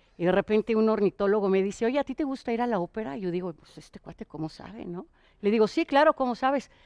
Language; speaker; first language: Spanish; non-native, fluent; Hebrew